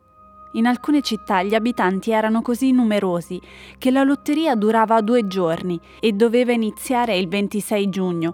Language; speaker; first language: Italian; native; Italian